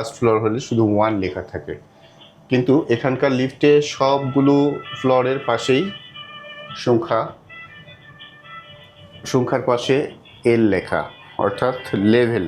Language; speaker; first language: Bangla; native; Bangla